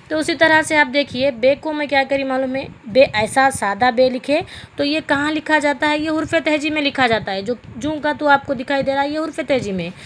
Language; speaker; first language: Urdu; native; Urdu